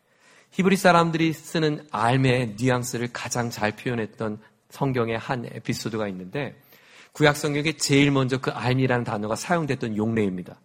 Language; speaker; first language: Korean; native; Korean